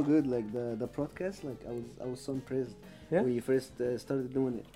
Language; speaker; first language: English; non-native, fluent; Arabic